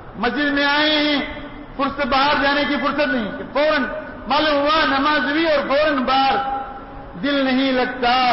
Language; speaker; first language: Urdu; non-native, local second language; Konkani